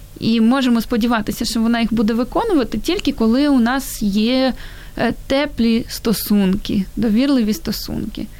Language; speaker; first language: Ukrainian; native; Ukrainian